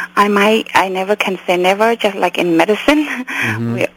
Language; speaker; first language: English; early bilingual, other home language; Khmer